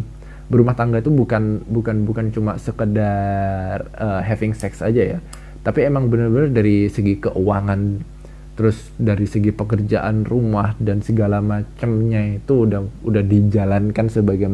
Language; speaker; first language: Indonesian; native; Indonesian